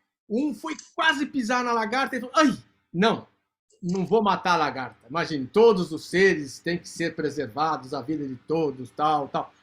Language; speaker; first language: Portuguese; native; Portuguese